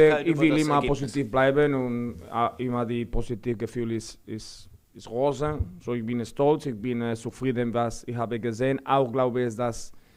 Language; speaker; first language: German; non-native, fluent; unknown